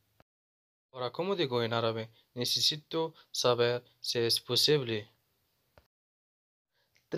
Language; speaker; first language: Spanish; non-native, fluent; Arabic